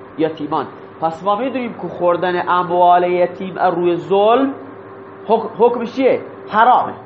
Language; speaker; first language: Persian; non-native, local second language; Baluchi